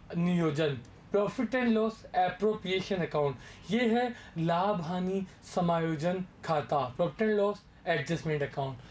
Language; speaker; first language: Hindi; native; Hindi